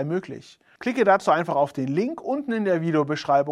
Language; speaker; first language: German; native; German